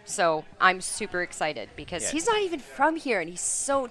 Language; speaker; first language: English; native; English